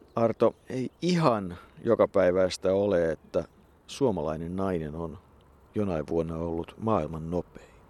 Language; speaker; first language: Finnish; native; Finnish